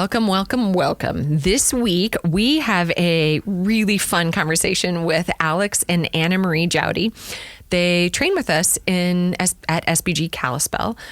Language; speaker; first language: English; native; English